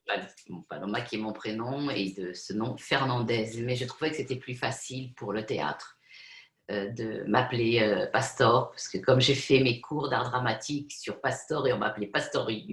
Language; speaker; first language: French; non-native, fluent; Spanish